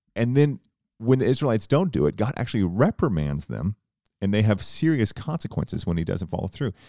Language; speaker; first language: English; native; English